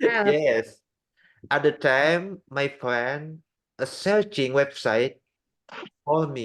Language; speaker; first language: English; non-native, learner; Indonesian